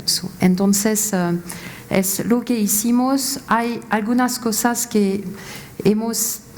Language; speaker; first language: Spanish; non-native, fluent; French